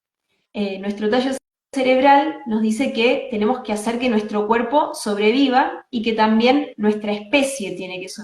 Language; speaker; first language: Spanish; native; Spanish